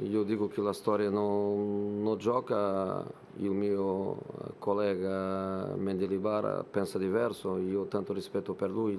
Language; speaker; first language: Italian; non-native, fluent; Portuguese